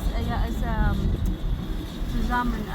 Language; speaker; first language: German; non-native, learner; Hiligaynon